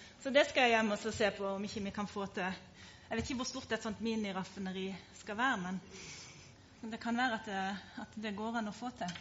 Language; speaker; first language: Norwegian; native; Norwegian